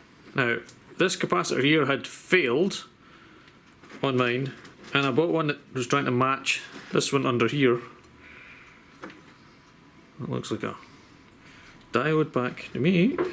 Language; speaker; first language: English; native; English